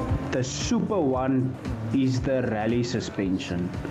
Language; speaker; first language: English; non-native, local second language; Afrikaans